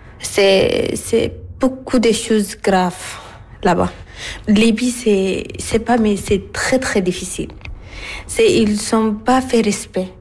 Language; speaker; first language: French; non-native, learner; Arabic